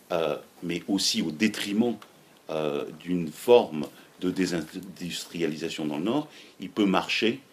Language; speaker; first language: French; native; French